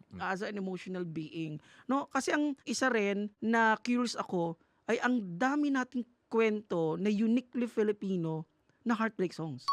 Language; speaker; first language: Filipino; native; Filipino